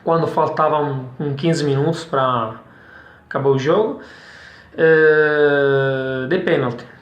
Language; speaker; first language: Portuguese; non-native, fluent; Italian